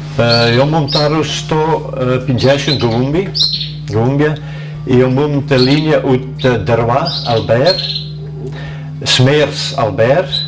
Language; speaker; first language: Polish; early bilingual, heritage; Polish